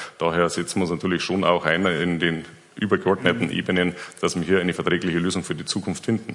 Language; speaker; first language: German; native; German